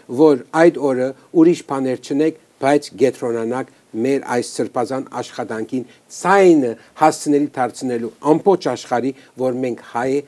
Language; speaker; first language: Armenian; early bilingual, heritage; Armenian